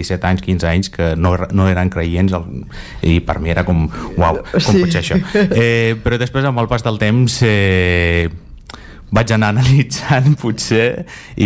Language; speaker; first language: Catalan; non-native, fluent; Azerbaijani